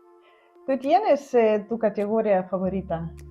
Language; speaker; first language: Spanish; non-native, learner; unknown